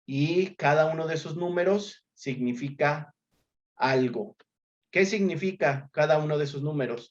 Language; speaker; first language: Spanish; native; Spanish